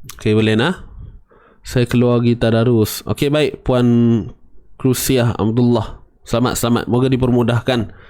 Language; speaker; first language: Malay; native; Malay